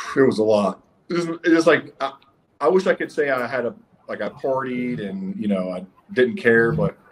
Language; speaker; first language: English; native; English